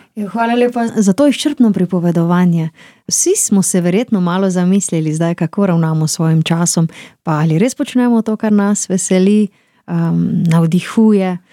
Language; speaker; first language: Slovenian; native; Slovenian